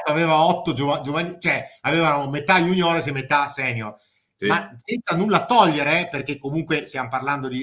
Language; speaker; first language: Italian; native; Italian